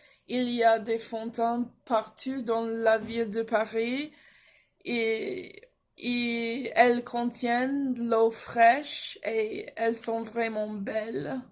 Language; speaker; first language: French; non-native, fluent; English